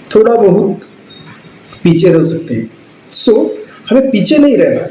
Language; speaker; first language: Hindi; non-native, local second language; Marathi